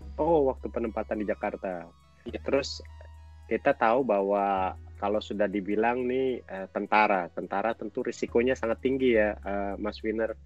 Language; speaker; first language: Indonesian; native; Indonesian